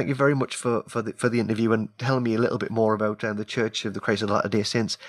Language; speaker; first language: English; native; English